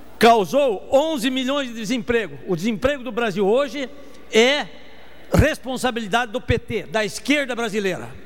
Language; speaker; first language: Portuguese; native; Portuguese